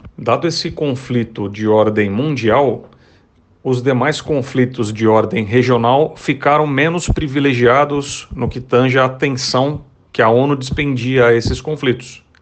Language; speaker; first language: Portuguese; native; Portuguese